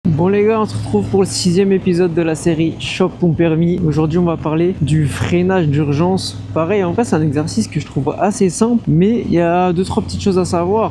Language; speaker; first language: French; native; French